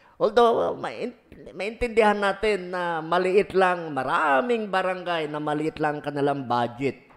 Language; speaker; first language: Filipino; non-native, local second language; Pangasinan